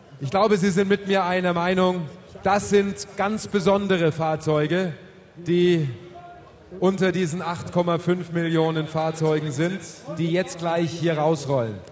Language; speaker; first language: German; native; German